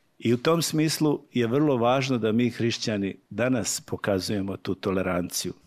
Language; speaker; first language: Serbian; native; Serbian